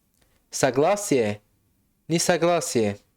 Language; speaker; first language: Russian; non-native, local second language; Tajik